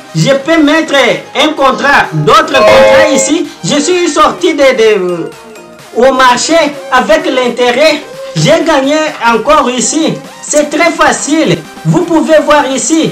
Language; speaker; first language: French; non-native, learner; Portuguese